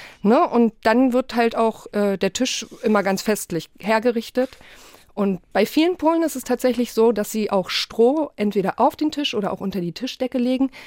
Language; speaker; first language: German; early bilingual, other home language; Polish